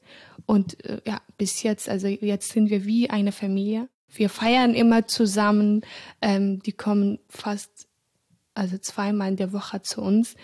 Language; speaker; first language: German; early bilingual, other home language; Arabic